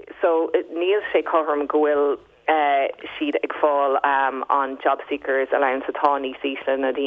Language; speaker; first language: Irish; non-native, local second language; English